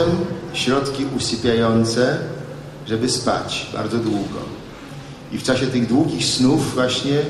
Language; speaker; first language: Polish; native; Polish